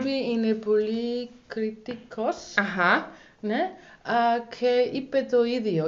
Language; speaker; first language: Greek; non-native, learner; German